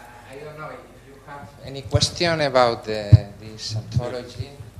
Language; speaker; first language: English; non-native, learner; Spanish